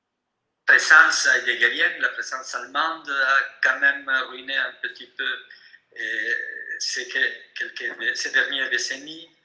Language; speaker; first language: French; non-native, fluent; Spanish